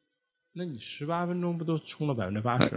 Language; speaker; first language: Chinese; native; Chinese